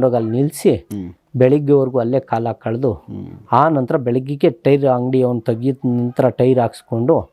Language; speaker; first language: Kannada; native; Kannada